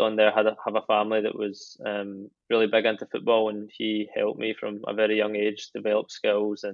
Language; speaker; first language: English; native; English